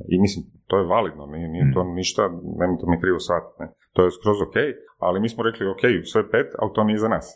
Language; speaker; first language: Croatian; native; Croatian